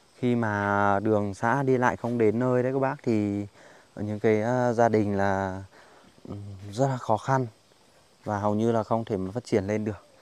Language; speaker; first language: Vietnamese; non-native, local second language; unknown